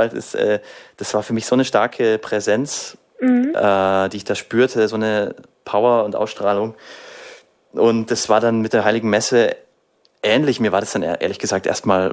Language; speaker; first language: German; native; German